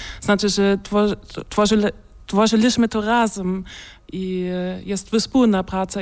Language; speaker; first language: Polish; non-native, learner; German